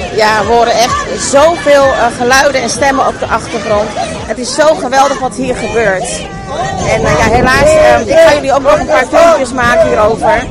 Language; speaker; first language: Dutch; native; Dutch